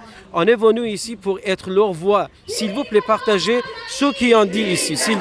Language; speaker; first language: French; non-native, fluent; Persian